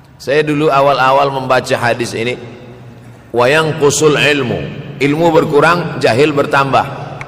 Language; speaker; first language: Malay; native; Malay